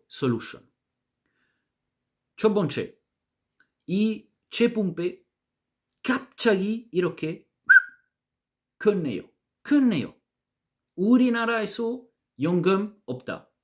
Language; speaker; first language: Korean; non-native, learner; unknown